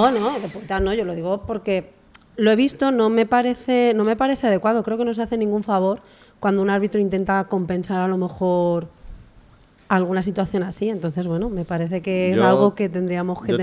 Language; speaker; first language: Spanish; native; Spanish